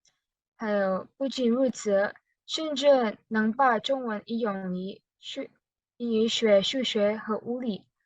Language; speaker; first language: Chinese; non-native, learner; Indonesian